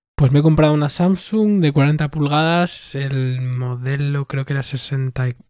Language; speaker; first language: Spanish; native; Spanish